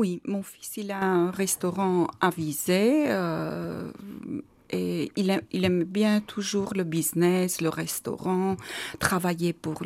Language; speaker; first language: French; non-native, learner; Armenian